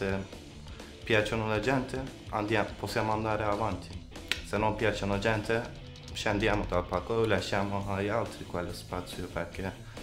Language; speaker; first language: Italian; non-native, learner; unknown